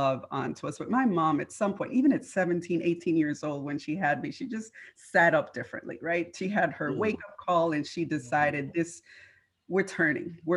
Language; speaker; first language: English; non-native, fluent; Spanish